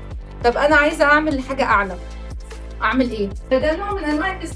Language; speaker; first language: Arabic; native; Arabic